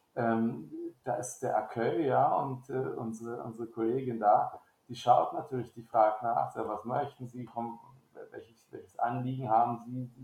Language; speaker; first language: German; native; German